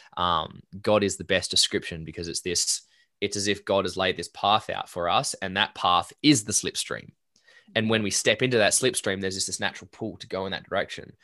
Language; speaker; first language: English; native; English